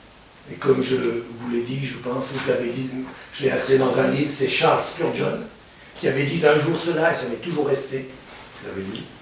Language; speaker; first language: French; native; French